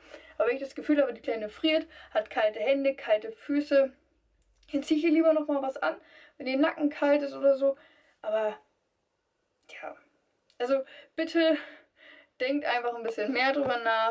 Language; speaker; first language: German; native; German